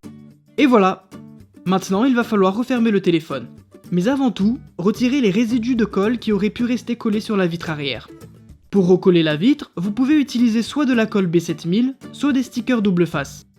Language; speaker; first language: French; native; French